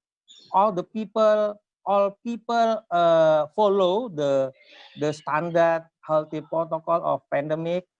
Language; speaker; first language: English; non-native, local second language; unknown